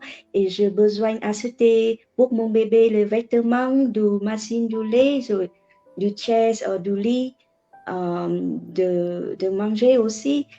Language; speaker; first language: French; non-native, learner; Vietnamese